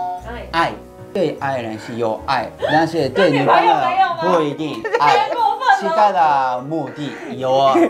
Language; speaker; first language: Chinese; non-native, fluent; Japanese